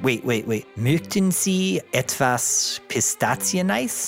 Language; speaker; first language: German; non-native, learner; English